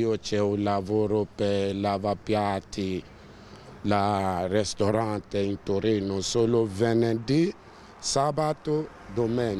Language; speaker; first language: Italian; non-native, learner; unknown